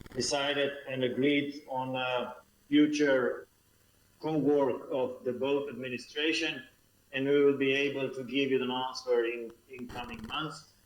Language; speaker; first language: English; non-native, fluent; Slovenian